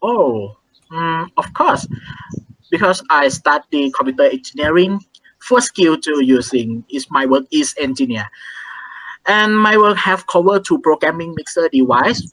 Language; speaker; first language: English; non-native, learner; Thai